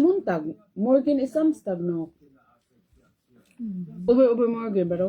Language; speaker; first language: German; non-native, learner; Filipino